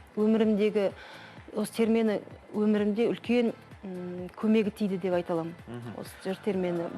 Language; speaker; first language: Kazakh; non-native, local second language; Russian